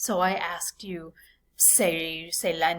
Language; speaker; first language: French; non-native, fluent; English